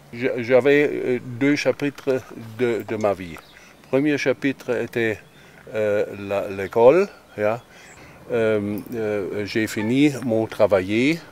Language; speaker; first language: French; non-native, learner; German